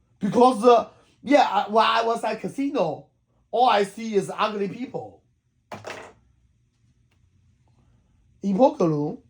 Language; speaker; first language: English; non-native, learner; Chinese